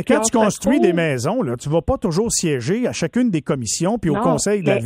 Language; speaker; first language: French; native; French